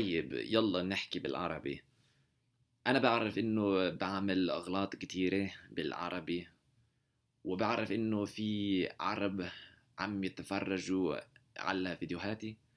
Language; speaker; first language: Arabic; non-native, learner; English